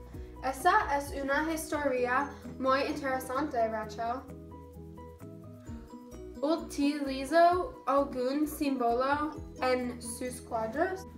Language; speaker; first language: Spanish; non-native, learner; English